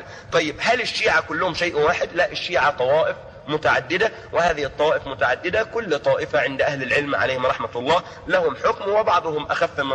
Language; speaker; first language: Arabic; native; Arabic